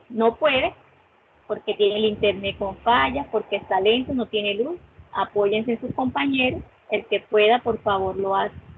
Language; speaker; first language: Spanish; native; Spanish